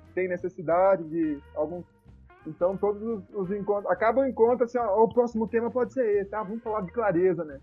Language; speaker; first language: Portuguese; native; Portuguese